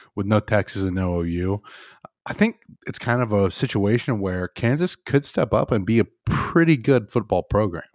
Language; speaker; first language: English; native; English